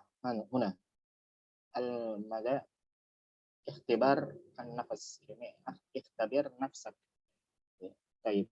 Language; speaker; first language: Arabic; non-native, fluent; Indonesian